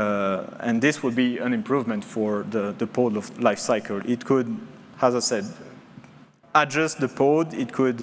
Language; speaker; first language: English; non-native, fluent; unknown